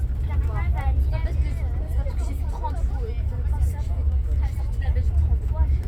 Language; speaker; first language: French; native; French